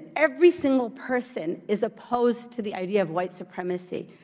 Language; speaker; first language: English; early bilingual, other home language; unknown